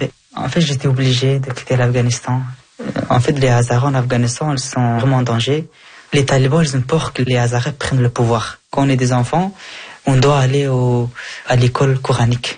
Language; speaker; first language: French; early bilingual, other home language; Persian